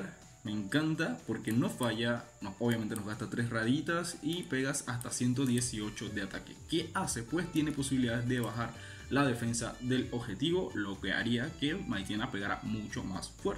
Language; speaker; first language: Spanish; native; Spanish